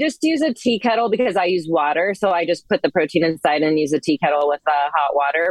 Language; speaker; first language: English; native; English